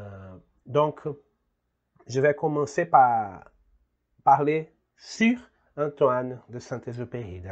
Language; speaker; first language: French; non-native, learner; Portuguese